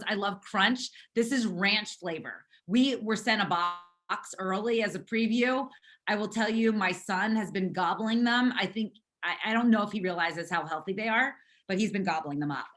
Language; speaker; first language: English; native; English